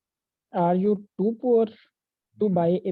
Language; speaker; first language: English; non-native, learner; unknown